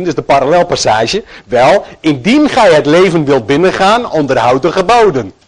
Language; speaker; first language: Dutch; native; Dutch